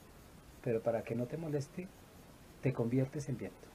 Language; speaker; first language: Spanish; native; Spanish